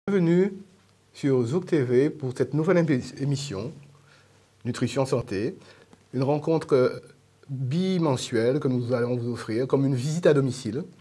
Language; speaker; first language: French; native; French